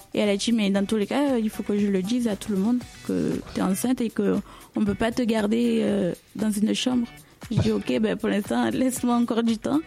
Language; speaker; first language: French; early bilingual, other home language; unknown